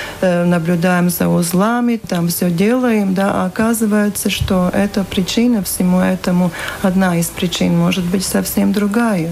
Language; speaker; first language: Russian; non-native, local second language; Latvian